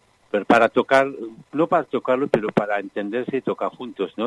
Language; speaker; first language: Spanish; non-native, fluent; Morisyen